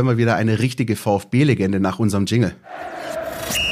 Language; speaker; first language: German; native; German